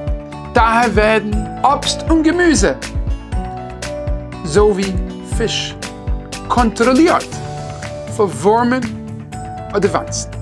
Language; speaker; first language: German; non-native, fluent; English